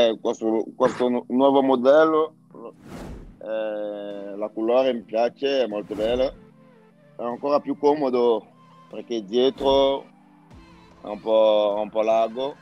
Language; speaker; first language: Italian; non-native, fluent; French